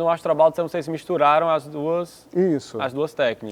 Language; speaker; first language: Portuguese; native; Portuguese